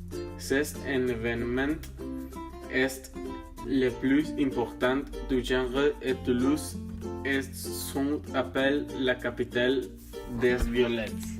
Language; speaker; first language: French; non-native, learner; Spanish